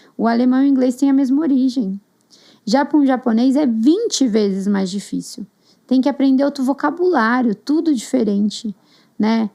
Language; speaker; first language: Portuguese; native; Portuguese